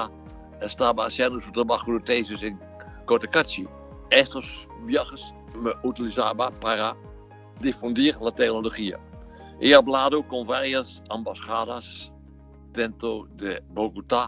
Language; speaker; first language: Spanish; non-native, fluent; Dutch